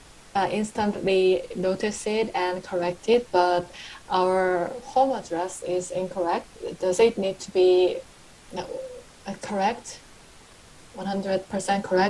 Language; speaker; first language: English; non-native, fluent; Korean